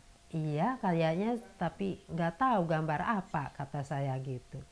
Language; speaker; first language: Indonesian; non-native, local second language; Sundanese